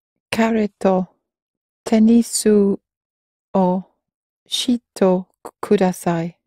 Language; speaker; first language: Japanese; non-native, learner; English